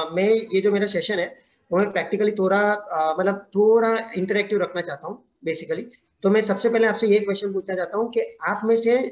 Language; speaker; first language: Hindi; non-native, local second language; Gujarati